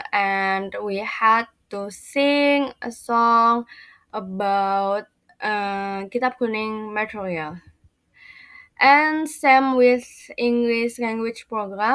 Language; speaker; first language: English; non-native, learner; Indonesian